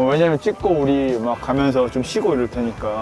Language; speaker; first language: Korean; native; Korean